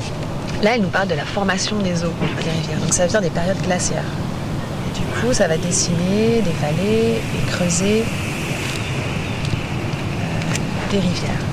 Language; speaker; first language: French; native; French